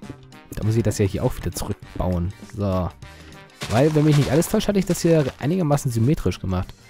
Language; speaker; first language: German; native; German